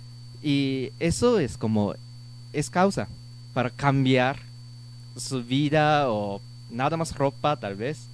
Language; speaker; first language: Spanish; non-native, learner; Japanese